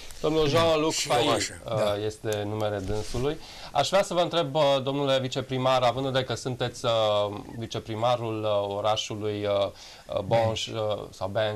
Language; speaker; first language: Romanian; native; Romanian